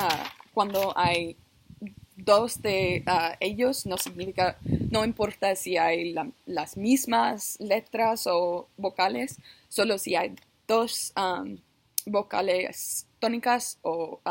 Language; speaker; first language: Spanish; non-native, learner; English